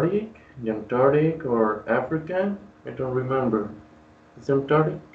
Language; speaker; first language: English; non-native, learner; Spanish